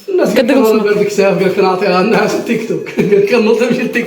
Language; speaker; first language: Arabic; native; Arabic